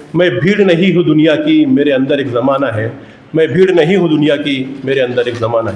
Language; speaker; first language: Hindi; non-native, local second language; Marathi